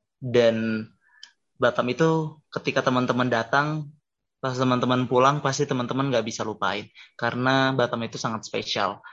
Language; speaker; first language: Indonesian; native; Indonesian